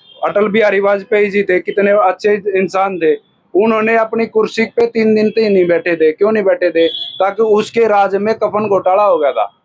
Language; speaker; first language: Hindi; native; Hindi